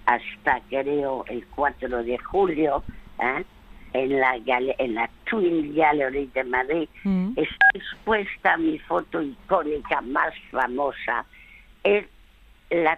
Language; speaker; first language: Spanish; early bilingual, other home language; French